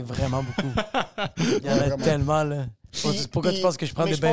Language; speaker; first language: French; native; French